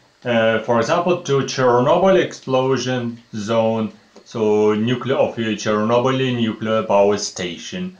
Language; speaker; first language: English; non-native, fluent; Russian